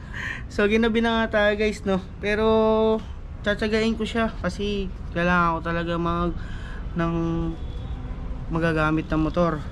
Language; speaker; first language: Filipino; native; Filipino